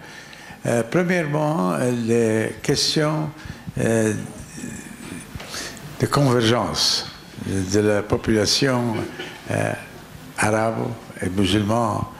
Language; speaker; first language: French; non-native, learner; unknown